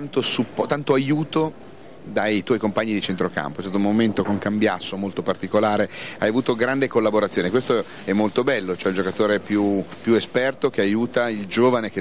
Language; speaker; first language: Italian; native; Italian